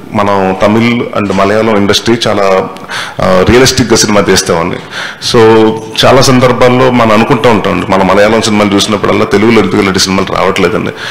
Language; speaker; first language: Telugu; native; Telugu